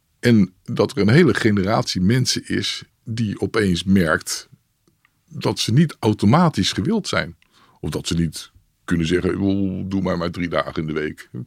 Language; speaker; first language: Dutch; native; Dutch